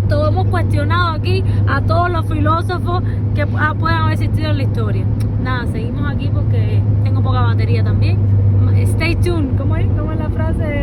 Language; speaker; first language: Spanish; native; Spanish